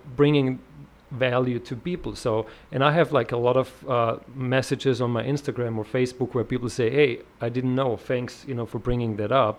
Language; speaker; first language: English; non-native, fluent; German